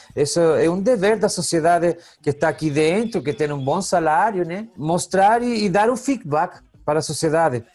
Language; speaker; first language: Portuguese; non-native, fluent; Spanish